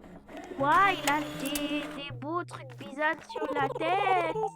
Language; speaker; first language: French; native; French